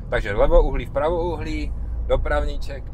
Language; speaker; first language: Czech; native; Czech